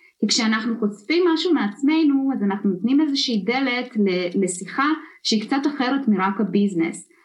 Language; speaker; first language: Hebrew; early bilingual, other home language; Russian